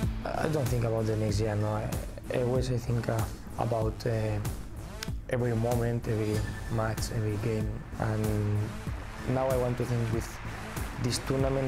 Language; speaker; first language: English; non-native, learner; Spanish